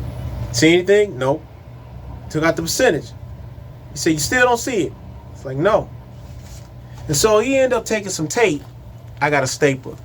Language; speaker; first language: English; native; English